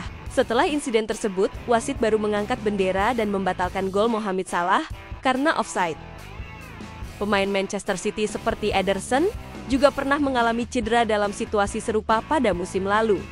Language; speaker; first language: Indonesian; native; Indonesian